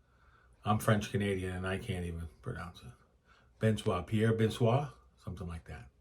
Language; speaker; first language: English; native; English